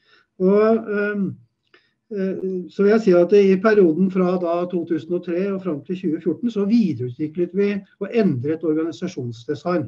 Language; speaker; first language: Norwegian; native; Norwegian